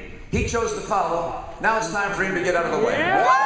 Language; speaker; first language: English; native; English